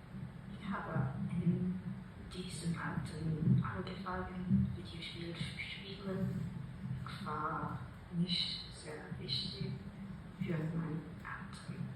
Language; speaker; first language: German; non-native, learner; English